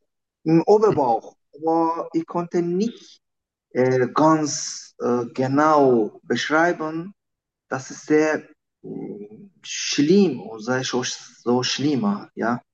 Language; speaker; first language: German; non-native, learner; Turkish